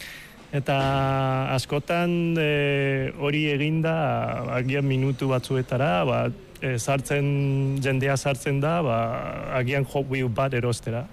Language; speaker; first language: Basque; non-native, local second language; Spanish